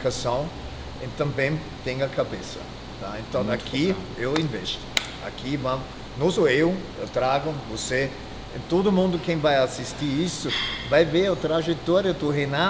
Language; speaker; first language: Portuguese; non-native, fluent; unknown